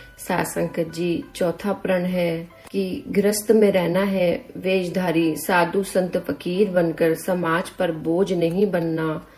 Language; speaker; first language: Hindi; native; Hindi